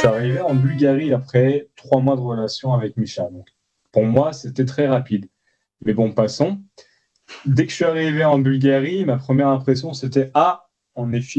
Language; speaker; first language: French; native; French